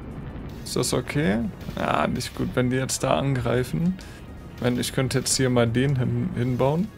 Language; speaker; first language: German; native; German